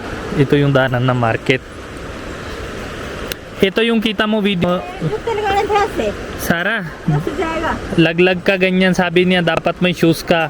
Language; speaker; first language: Filipino; non-native, learner; Punjabi